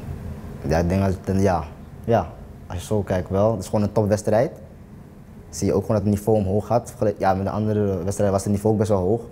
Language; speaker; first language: Dutch; native; Dutch